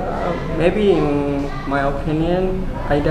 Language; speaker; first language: English; non-native, learner; Indonesian